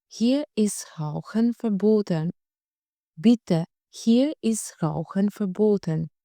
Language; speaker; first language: German; non-native, fluent; Albanian